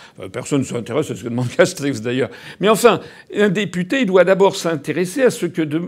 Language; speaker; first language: French; native; French